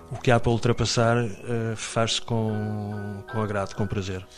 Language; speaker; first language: Portuguese; native; Portuguese